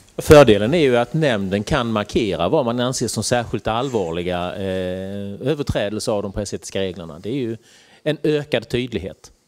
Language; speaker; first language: Swedish; native; Swedish